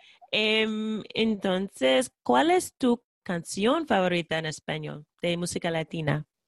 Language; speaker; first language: Spanish; non-native, fluent; English